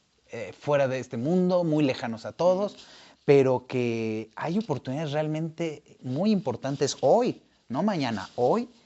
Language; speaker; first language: Spanish; native; Spanish